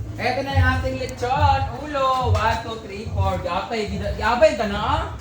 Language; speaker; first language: Filipino; non-native, local second language; Cebuano